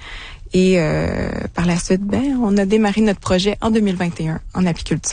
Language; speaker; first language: French; native; French